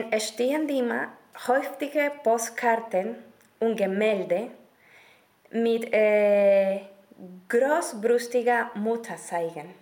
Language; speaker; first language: German; non-native, learner; Spanish